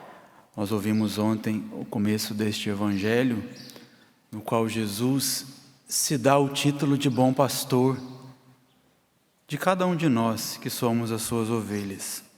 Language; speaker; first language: Portuguese; native; Portuguese